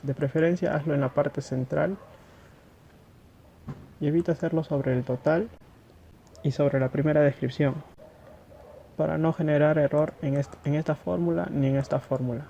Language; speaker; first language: Spanish; native; Spanish